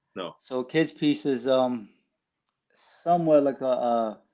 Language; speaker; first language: English; early bilingual, other home language; Filipino